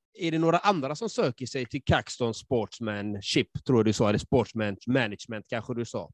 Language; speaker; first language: Swedish; native; Swedish